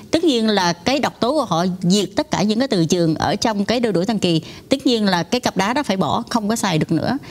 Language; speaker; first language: Vietnamese; non-native, local second language; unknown